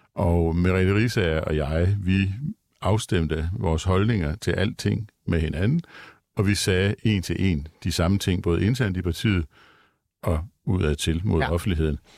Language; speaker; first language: Danish; native; Danish